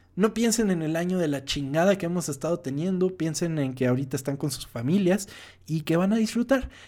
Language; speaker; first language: Spanish; non-native, fluent; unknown